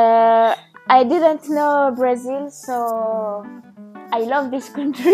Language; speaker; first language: English; non-native, learner; French